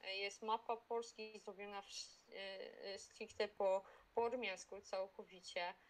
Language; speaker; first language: Polish; native; Polish